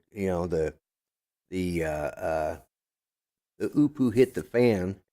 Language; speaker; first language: English; native; English